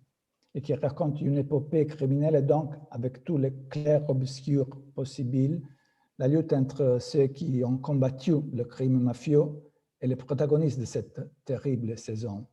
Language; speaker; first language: French; non-native, fluent; Italian